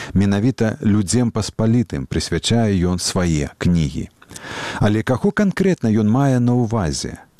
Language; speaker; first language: Belarusian; native; Belarusian